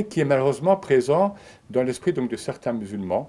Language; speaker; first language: French; native; French